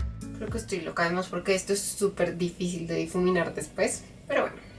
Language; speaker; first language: Spanish; native; Spanish